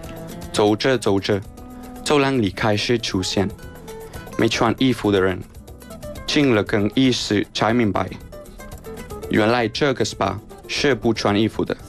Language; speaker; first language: Chinese; non-native, fluent; Spanish